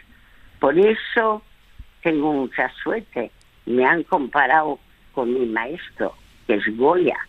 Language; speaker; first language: Spanish; early bilingual, other home language; French